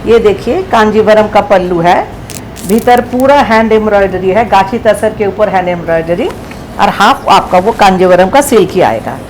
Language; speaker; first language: Hindi; non-native, local second language; Bangla